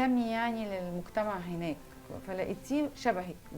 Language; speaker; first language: Arabic; native; Arabic